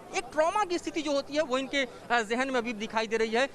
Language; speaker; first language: Hindi; native; Hindi